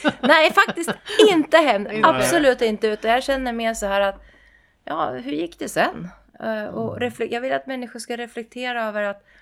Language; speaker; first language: Swedish; native; Swedish